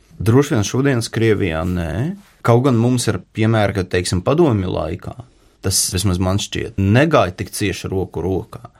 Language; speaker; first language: Latvian; native; Latvian